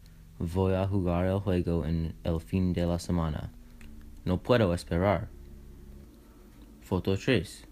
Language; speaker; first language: Spanish; non-native, learner; English